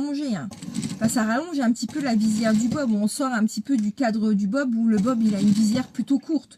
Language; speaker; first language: French; native; French